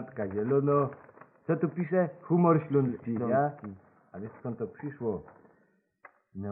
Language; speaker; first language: Polish; native; Polish